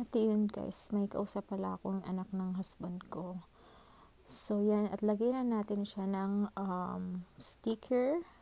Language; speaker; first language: Filipino; non-native, local second language; Cebuano